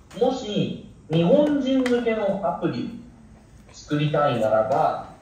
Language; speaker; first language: Japanese; non-native, fluent; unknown